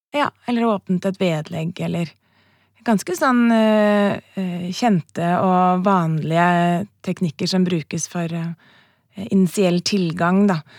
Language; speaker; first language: Norwegian; native; Norwegian